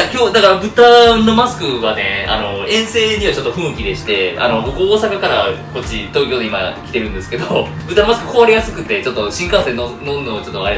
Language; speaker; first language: Japanese; native; Japanese